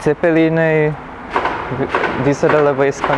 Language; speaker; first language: Lithuanian; non-native, learner; Finnish